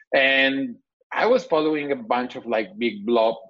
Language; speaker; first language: English; non-native, fluent; Italian